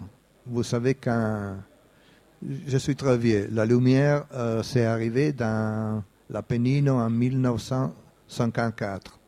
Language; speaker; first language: French; non-native, fluent; Italian